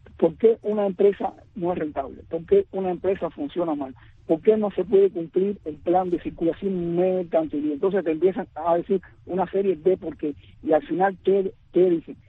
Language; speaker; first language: Spanish; native; Spanish